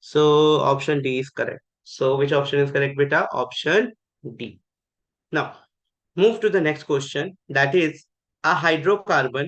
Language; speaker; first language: English; non-native, local second language; Hindi